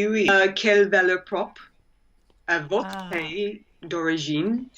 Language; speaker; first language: French; non-native, learner; English